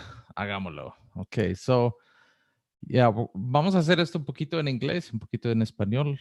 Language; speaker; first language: Spanish; non-native, fluent; English